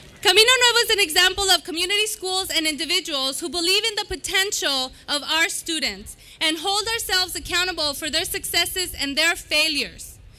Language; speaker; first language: English; early bilingual, other home language; Spanish